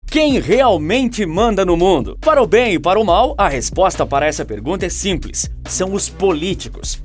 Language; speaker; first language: Portuguese; native; Portuguese